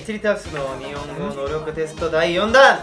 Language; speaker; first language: Japanese; non-native, learner; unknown